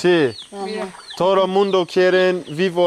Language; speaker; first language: Spanish; non-native, learner; English